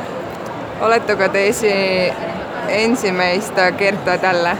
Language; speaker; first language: Finnish; non-native, learner; Estonian